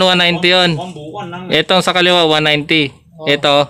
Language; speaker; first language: Filipino; native; Filipino